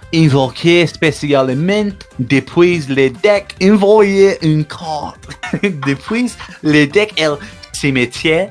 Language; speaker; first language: French; non-native, learner; English